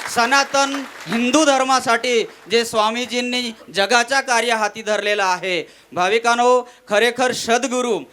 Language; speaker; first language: Marathi; non-native, local second language; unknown